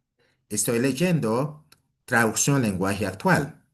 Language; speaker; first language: Spanish; non-native, fluent; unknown